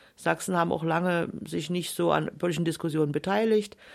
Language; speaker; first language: German; native; German